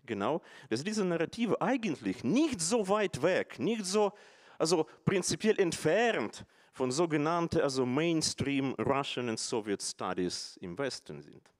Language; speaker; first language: German; non-native, fluent; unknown